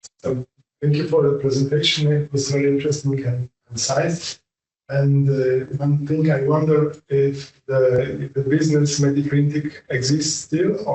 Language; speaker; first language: English; non-native, fluent; Polish